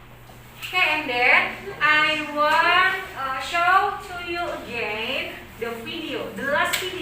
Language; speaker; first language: English; non-native, learner; Indonesian